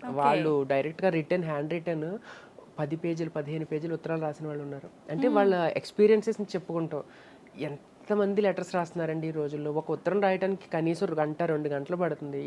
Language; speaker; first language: Telugu; native; Telugu